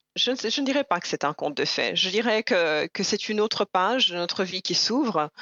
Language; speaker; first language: French; non-native, local second language; Rundi